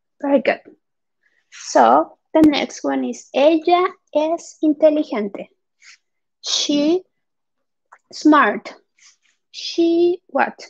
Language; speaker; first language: English; non-native, fluent; Spanish